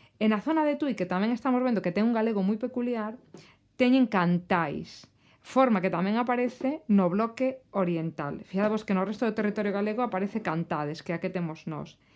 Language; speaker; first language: Galician; native; Galician